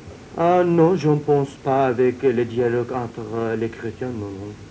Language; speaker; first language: French; non-native, fluent; Syriac